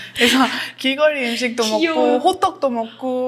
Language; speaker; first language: Korean; non-native, fluent; French